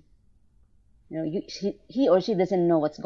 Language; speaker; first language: English; non-native, local second language; Filipino